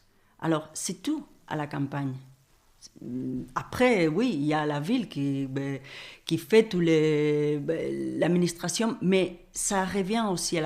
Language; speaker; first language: French; non-native, fluent; Spanish